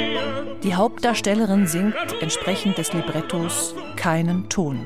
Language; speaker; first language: German; native; German